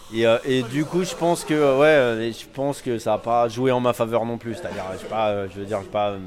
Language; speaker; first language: French; native; French